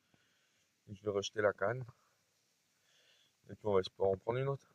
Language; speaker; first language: French; native; French